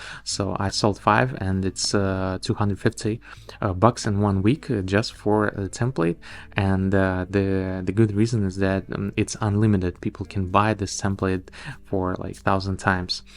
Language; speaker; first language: English; non-native, fluent; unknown